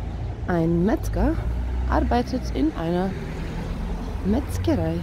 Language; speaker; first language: German; non-native, fluent; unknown